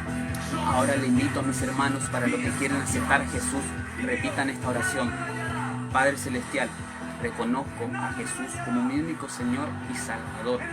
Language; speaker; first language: Spanish; native; Spanish